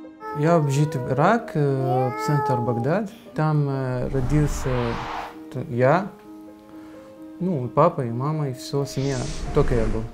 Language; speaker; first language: Russian; non-native, learner; Arabic